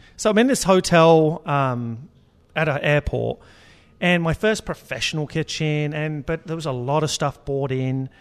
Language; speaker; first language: English; native; English